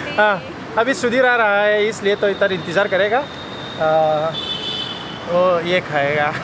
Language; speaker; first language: Hindi; non-native, local second language; Mizo